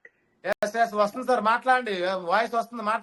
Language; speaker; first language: Telugu; native; Telugu